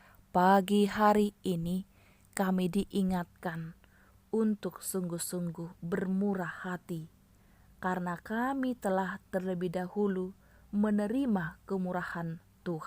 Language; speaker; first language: Malay; native; Malay